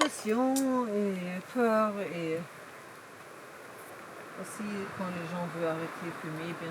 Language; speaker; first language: French; non-native, fluent; German